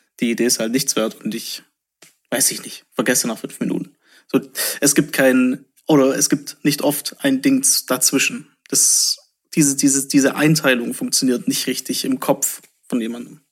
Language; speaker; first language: German; native; German